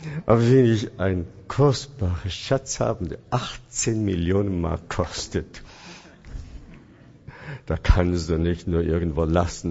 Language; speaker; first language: German; non-native, fluent; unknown